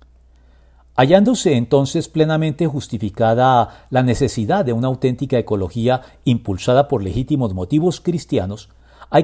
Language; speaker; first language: Spanish; native; Spanish